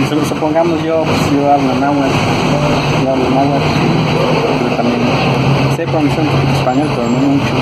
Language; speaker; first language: Spanish; non-native, local second language; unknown